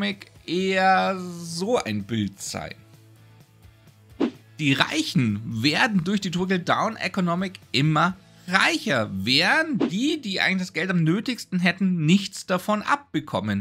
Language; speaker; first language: German; native; German